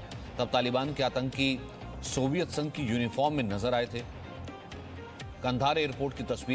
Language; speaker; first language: Hindi; native; Hindi